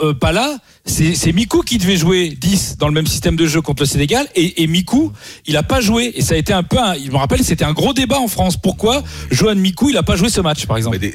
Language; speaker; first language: French; native; French